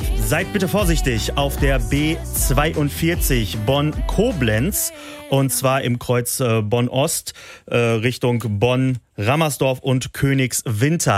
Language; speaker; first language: German; native; German